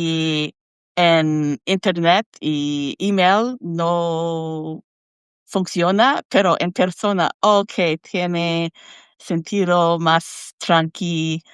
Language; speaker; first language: Spanish; non-native, learner; English